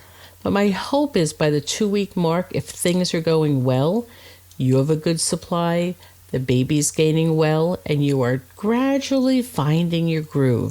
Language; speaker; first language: English; native; English